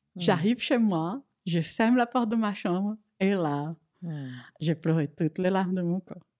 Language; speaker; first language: French; non-native, fluent; Portuguese